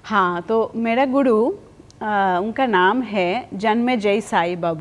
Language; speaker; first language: Hindi; non-native, fluent; Spanish